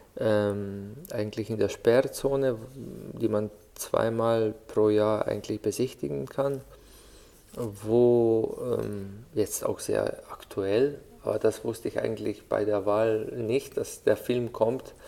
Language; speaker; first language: German; non-native, fluent; Slovenian